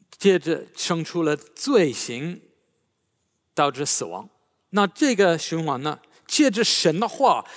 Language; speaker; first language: Chinese; non-native, fluent; English